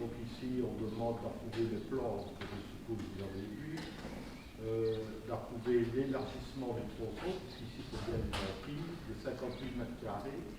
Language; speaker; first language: French; native; French